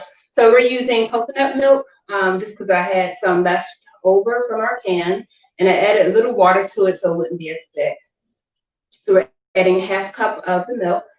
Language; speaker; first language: English; native; English